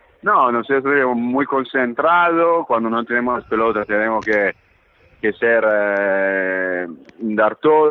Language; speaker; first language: Spanish; early bilingual, heritage; Italian